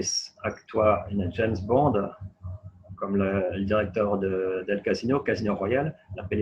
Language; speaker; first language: Spanish; non-native, fluent; French